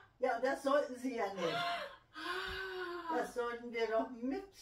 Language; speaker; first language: German; native; German